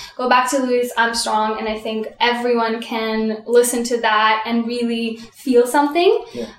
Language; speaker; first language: English; early bilingual, other home language; Russian